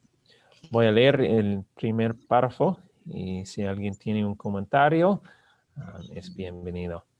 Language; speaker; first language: Spanish; non-native, learner; English